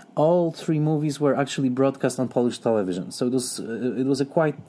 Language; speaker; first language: English; non-native, fluent; Polish